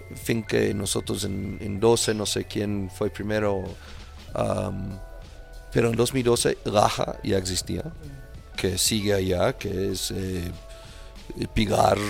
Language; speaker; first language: Spanish; non-native, fluent; English